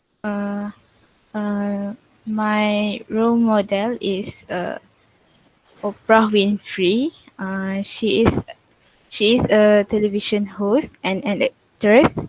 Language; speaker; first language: English; non-native, local second language; Malay